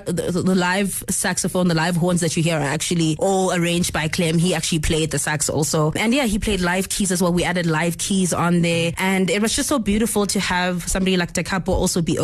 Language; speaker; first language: English; non-native, local second language; Zulu